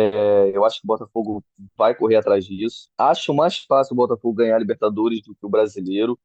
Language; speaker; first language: Portuguese; native; Portuguese